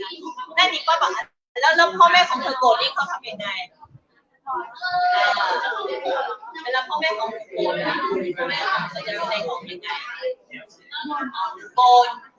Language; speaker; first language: Thai; native; Thai